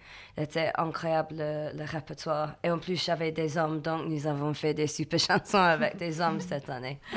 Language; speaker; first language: French; non-native, learner; English